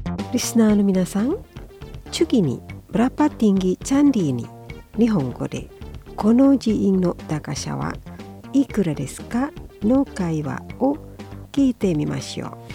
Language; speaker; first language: Japanese; non-native, fluent; Indonesian